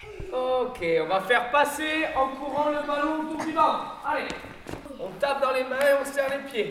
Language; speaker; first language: French; native; French